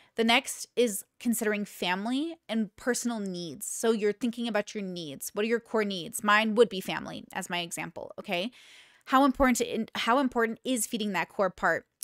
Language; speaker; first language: English; native; English